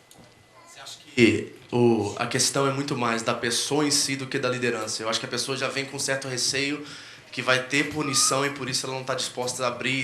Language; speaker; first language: Portuguese; native; Portuguese